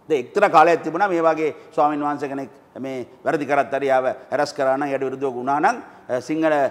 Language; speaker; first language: Sinhala; non-native, local second language; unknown